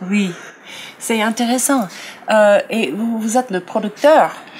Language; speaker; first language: French; non-native, fluent; English